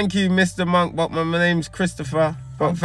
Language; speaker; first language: English; native; English